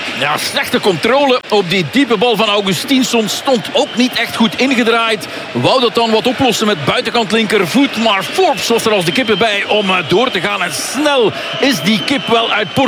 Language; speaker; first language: Dutch; native; Dutch